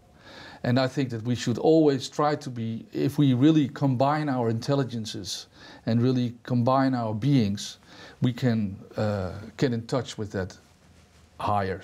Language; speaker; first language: English; non-native, fluent; Dutch